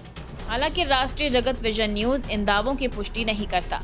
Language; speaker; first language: Hindi; native; Hindi